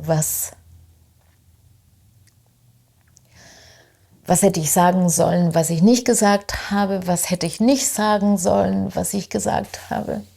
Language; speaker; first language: German; non-native, fluent; Spanish